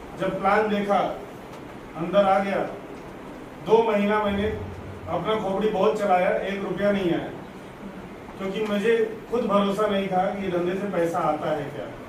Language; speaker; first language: Hindi; native; Hindi